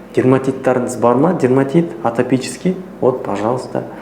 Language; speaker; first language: Russian; non-native, local second language; Kazakh